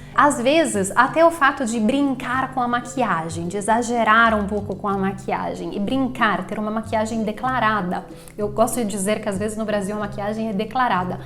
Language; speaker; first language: Portuguese; non-native, fluent; Italian